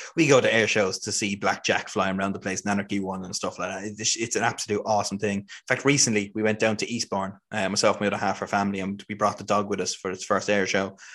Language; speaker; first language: English; native; English